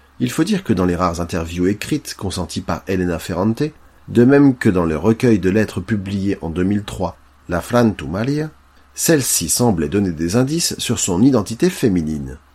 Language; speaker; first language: French; native; French